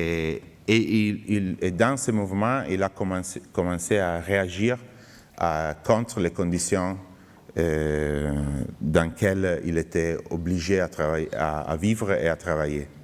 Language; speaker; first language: French; non-native, fluent; Italian